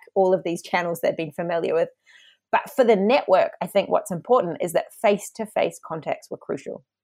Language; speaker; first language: English; native; English